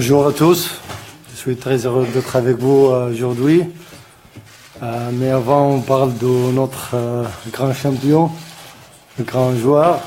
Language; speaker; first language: French; non-native, learner; Arabic